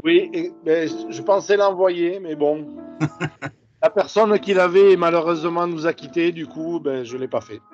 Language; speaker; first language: French; native; French